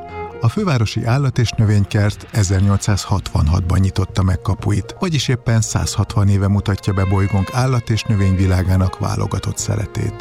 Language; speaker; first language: Hungarian; native; Hungarian